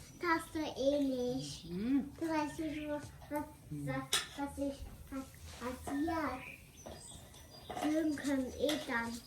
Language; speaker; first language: German; early bilingual, other home language; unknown